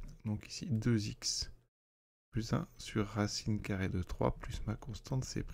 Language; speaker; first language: French; native; French